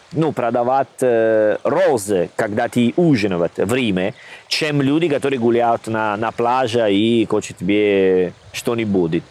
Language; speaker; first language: Russian; non-native, learner; Italian